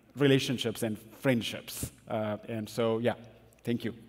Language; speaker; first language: English; non-native, fluent; Amharic